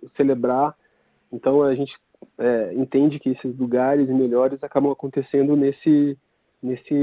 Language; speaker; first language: Portuguese; native; Portuguese